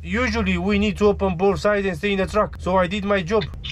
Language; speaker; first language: English; non-native, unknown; Romanian